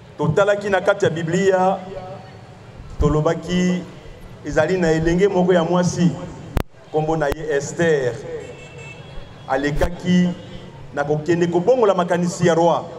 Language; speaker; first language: Lingala; native; Lingala